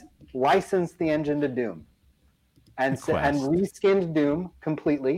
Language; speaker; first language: English; native; English